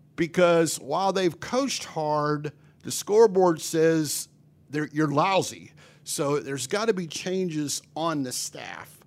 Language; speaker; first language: English; native; English